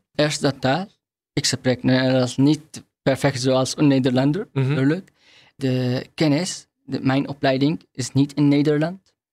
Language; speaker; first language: Dutch; non-native, fluent; Arabic